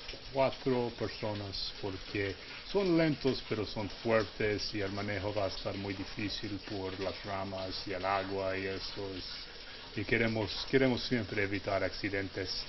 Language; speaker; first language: Spanish; non-native, fluent; English